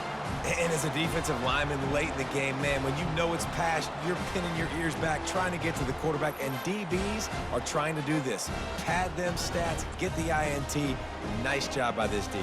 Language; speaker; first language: English; native; English